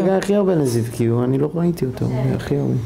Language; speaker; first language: Hebrew; early bilingual, heritage; Hebrew